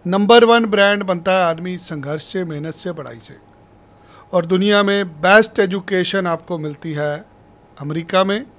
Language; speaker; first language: Hindi; native; Hindi